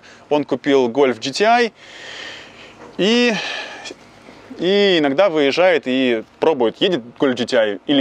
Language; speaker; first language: Russian; native; Russian